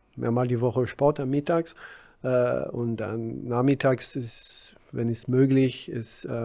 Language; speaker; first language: German; non-native, fluent; French